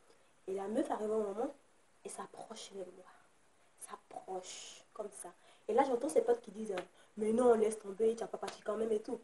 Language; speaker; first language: French; native; French